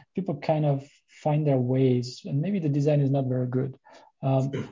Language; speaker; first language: English; non-native, fluent; French